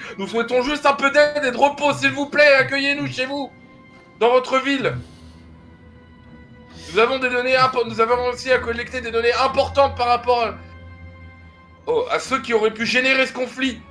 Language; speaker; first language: French; native; French